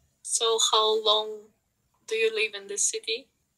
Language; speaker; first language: English; non-native, learner; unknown